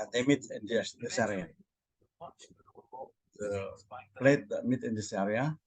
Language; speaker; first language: English; non-native, learner; Indonesian